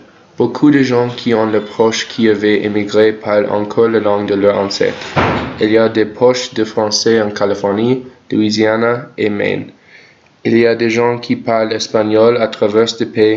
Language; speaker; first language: French; non-native, learner; English